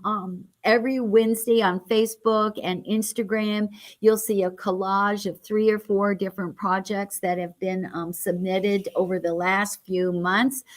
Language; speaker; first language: English; native; English